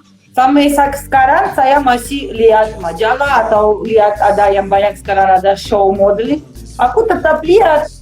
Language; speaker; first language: Indonesian; non-native, fluent; Russian